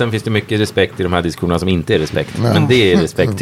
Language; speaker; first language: Swedish; native; Swedish